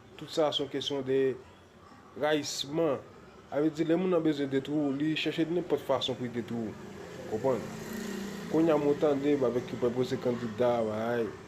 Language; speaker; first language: Haitian Creole; native; Haitian Creole